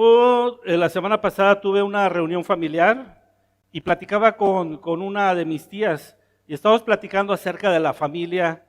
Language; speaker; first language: Spanish; native; Spanish